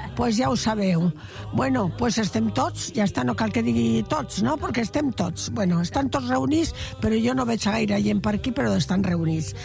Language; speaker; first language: Catalan; non-native, local second language; Spanish